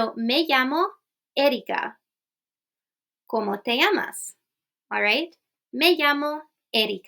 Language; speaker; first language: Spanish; non-native, fluent; English